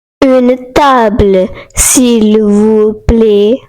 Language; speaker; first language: French; non-native, learner; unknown